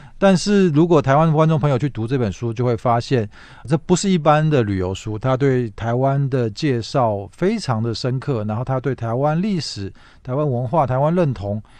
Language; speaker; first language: Chinese; native; Chinese